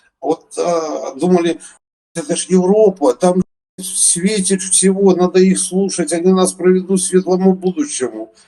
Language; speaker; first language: Russian; native; Russian